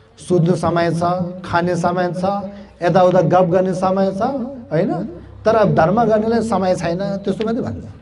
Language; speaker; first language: Nepali; non-native, fluent; Tibetan